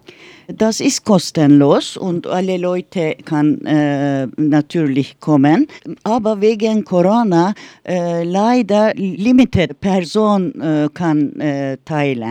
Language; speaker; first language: German; non-native, learner; Turkish